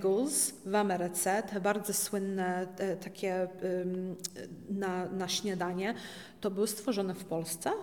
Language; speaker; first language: Polish; early bilingual, heritage; Polish